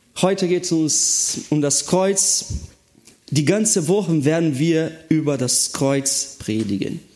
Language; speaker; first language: German; non-native, fluent; Portuguese